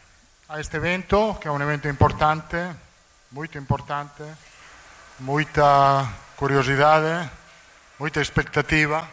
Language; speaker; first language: Portuguese; non-native, learner; Italian